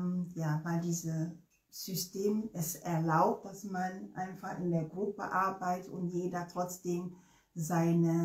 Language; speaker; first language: German; non-native, fluent; Ewe